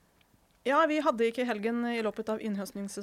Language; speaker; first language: Norwegian; non-native, fluent; Ukrainian